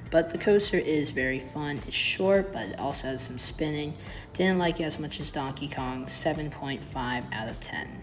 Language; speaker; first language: English; native; English